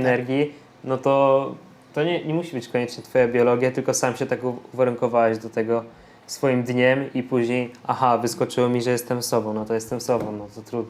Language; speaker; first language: Polish; native; Polish